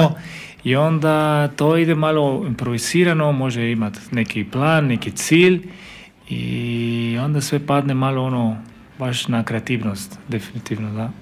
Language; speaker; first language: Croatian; non-native, fluent; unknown